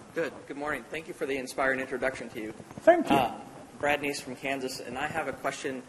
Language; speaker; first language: English; native; English